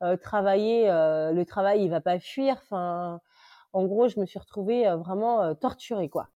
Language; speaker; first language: French; early bilingual, other home language; Lingala